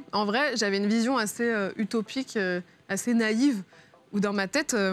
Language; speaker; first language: French; native; French